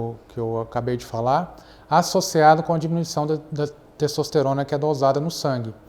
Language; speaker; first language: Portuguese; native; Portuguese